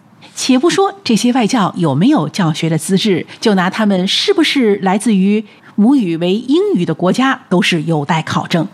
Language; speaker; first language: Chinese; native; Chinese